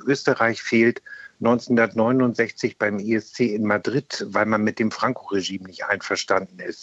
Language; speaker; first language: German; native; German